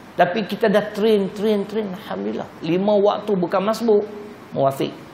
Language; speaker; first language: Malay; native; Malay